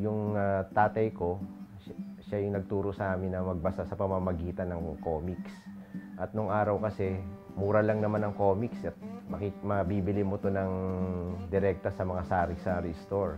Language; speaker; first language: Filipino; native; Filipino